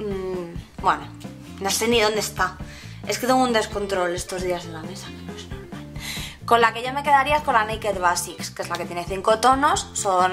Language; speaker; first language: Spanish; native; Spanish